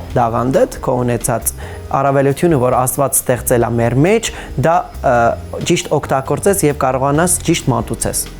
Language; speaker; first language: Armenian; native; Armenian